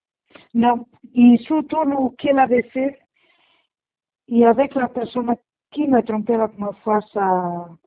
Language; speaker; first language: French; non-native, learner; Portuguese